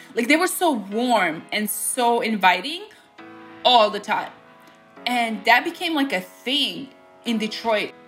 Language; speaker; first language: English; early bilingual, other home language; Bosnian